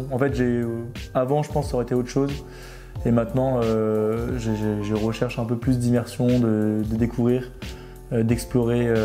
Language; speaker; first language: French; native; French